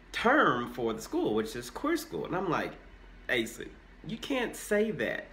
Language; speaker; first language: English; native; English